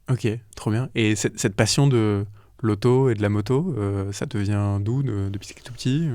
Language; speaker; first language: French; native; French